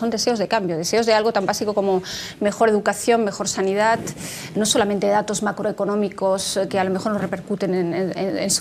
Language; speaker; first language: Spanish; native; Spanish